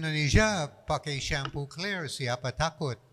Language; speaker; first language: Indonesian; non-native, fluent; English